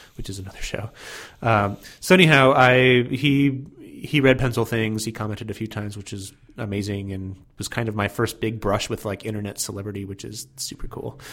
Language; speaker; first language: English; native; English